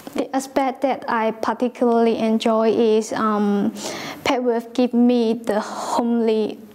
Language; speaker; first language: English; non-native, local second language; Cantonese